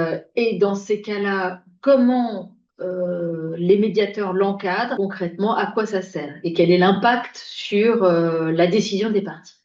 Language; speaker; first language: French; native; French